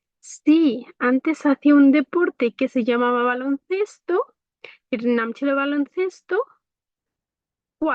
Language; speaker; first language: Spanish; non-native, fluent; Bangla